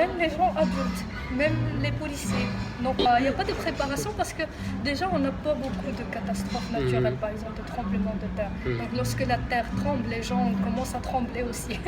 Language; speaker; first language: French; non-native, local second language; Arabic